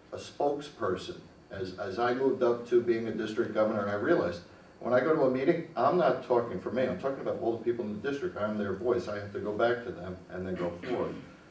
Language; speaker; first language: English; native; English